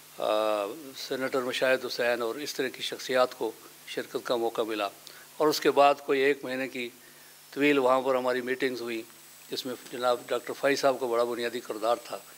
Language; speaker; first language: Urdu; non-native, local second language; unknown